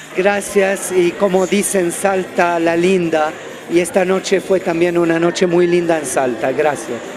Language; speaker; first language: Spanish; early bilingual, other home language; Arabic